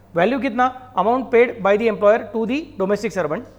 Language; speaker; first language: Hindi; non-native, local second language; Marathi